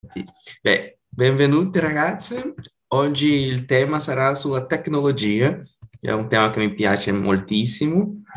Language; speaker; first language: Italian; non-native, fluent; Portuguese